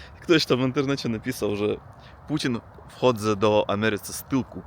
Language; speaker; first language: Polish; non-native, learner; Russian